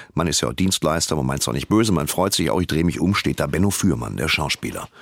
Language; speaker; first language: German; native; German